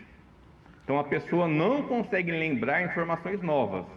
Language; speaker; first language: Portuguese; native; Portuguese